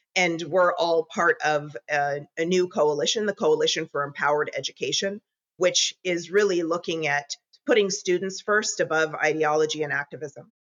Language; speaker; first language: English; native; English